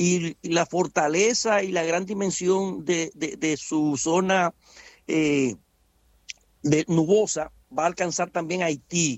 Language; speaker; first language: Spanish; native; Spanish